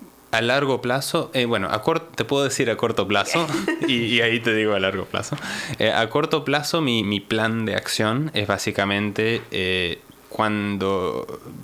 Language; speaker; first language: Spanish; native; Spanish